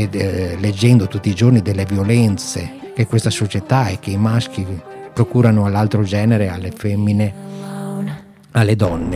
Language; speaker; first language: Italian; native; Italian